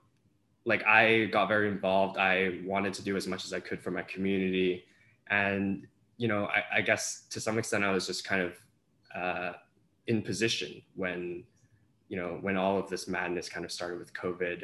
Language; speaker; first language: English; non-native, local second language; Cantonese